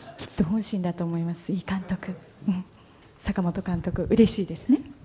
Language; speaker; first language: Japanese; native; Japanese